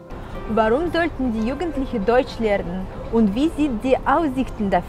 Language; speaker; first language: German; non-native, fluent; Russian